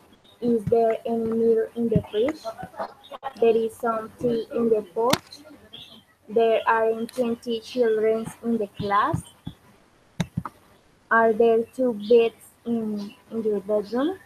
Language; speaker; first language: English; non-native, learner; Spanish